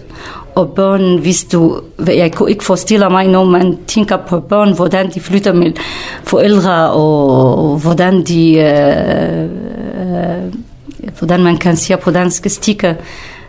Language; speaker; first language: Danish; non-native, learner; Kurdish